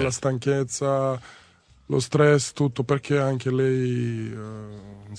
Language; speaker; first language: Italian; non-native, fluent; Serbian